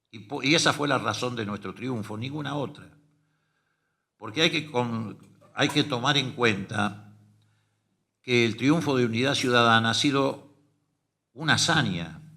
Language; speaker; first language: Spanish; native; Spanish